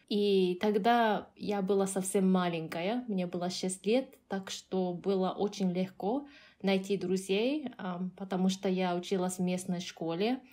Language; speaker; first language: Russian; non-native, fluent; Japanese